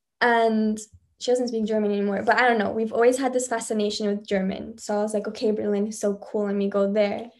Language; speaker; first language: English; early bilingual, other home language; Spanish